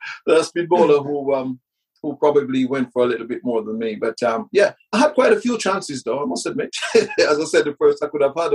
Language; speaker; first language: English; early bilingual, other home language; Jamaican Creole English